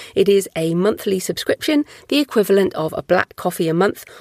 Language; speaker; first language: English; native; English